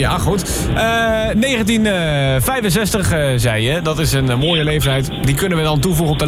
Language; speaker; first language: Dutch; native; Dutch